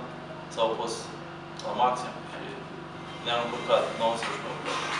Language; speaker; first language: Romanian; non-native, local second language; Russian